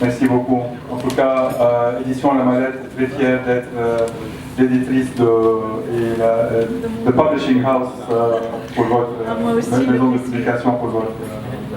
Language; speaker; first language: French; non-native, local second language; Arabic